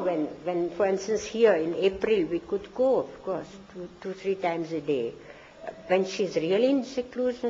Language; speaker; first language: English; non-native, fluent; German